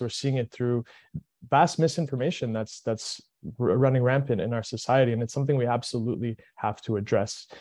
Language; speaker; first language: English; early bilingual, other home language; French